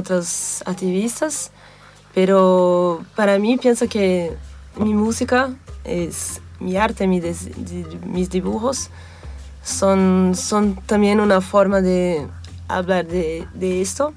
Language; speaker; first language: Spanish; non-native, fluent; Portuguese